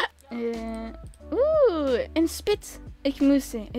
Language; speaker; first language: German; non-native, learner; English